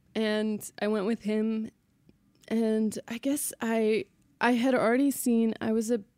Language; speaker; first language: English; native; English